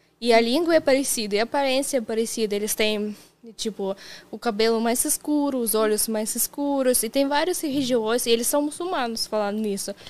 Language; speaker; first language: Portuguese; non-native, fluent; Russian